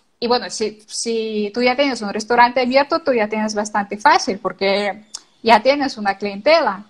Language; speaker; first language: Spanish; non-native, fluent; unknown